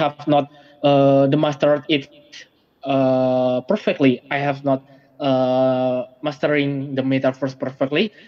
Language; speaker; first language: English; non-native, learner; Indonesian